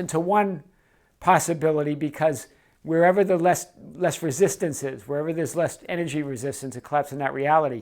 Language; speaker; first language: English; native; English